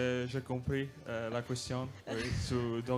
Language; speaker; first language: French; non-native, learner; Russian